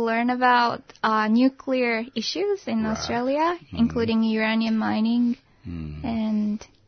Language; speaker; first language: English; non-native, fluent; Japanese